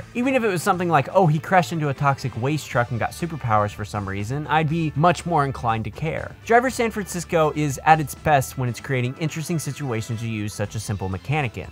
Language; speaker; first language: English; native; English